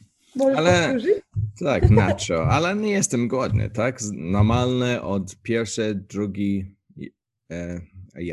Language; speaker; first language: Polish; non-native, learner; English